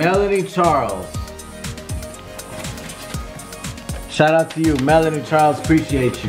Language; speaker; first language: English; native; English